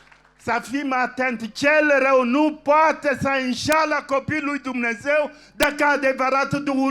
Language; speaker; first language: Romanian; non-native, fluent; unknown